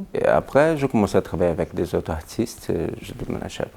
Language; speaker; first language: French; non-native, fluent; Portuguese